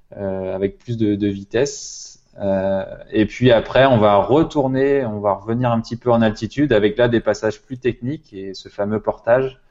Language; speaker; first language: French; native; French